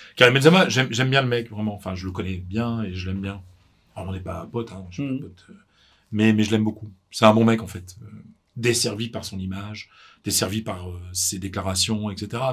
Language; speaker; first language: French; native; French